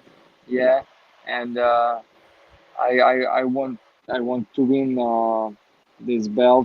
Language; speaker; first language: English; non-native, learner; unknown